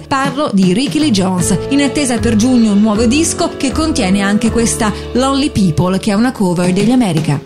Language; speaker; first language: Italian; native; Italian